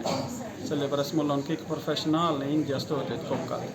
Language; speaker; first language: Estonian; non-native, learner; Hindi